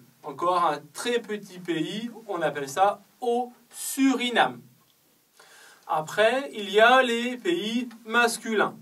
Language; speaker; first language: French; non-native, fluent; Chinese